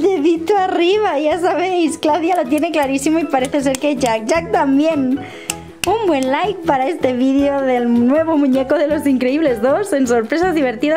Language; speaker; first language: Spanish; native; Spanish